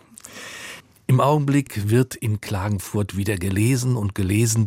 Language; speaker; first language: German; native; German